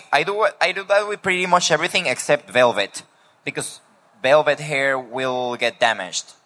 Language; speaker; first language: English; non-native, fluent; Spanish